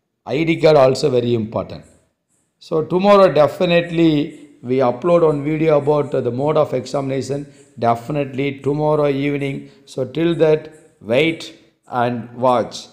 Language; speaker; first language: English; non-native, local second language; Tamil